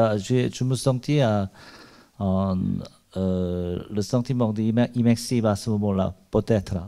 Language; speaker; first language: French; non-native, learner; Korean